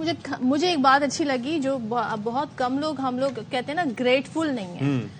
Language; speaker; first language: Urdu; native; Urdu